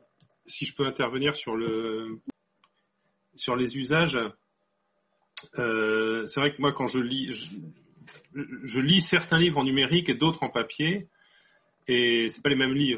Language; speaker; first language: French; native; French